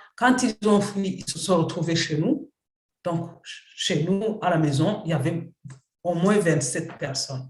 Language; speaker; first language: French; non-native, local second language; Kinyarwanda